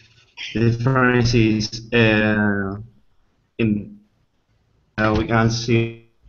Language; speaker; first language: English; non-native, learner; Spanish